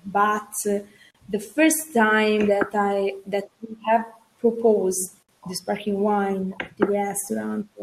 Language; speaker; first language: English; non-native, learner; Italian